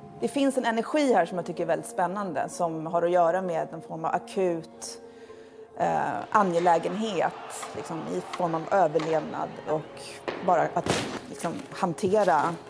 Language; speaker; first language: Swedish; native; Swedish